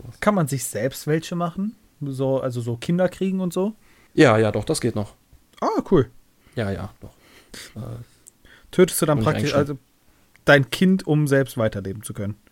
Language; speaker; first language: German; native; German